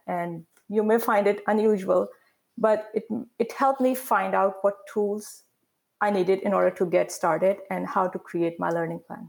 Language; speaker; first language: English; non-native, local second language; Urdu